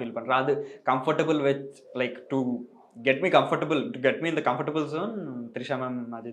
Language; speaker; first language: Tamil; non-native, learner; Telugu